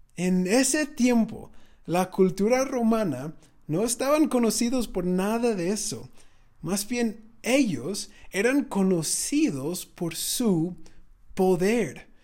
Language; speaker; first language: Spanish; non-native, fluent; English